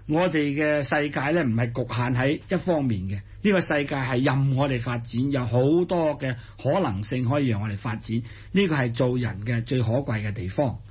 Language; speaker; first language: Cantonese; native; Cantonese